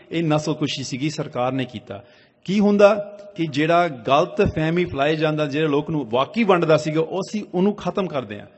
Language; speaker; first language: Punjabi; early bilingual, heritage; Punjabi